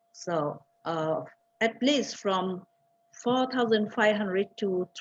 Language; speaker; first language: English; non-native, fluent; Vietnamese